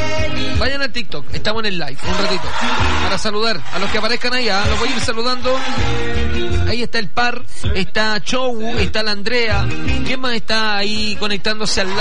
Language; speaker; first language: Spanish; native; Spanish